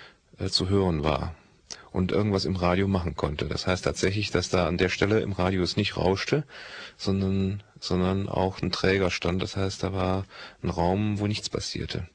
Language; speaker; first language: German; native; German